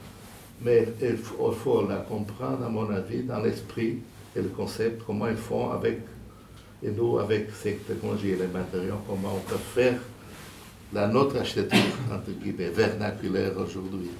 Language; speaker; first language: French; non-native, fluent; Portuguese